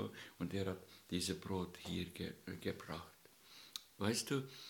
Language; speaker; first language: German; non-native, learner; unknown